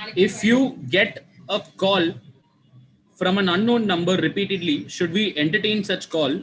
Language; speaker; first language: English; non-native, local second language; Marathi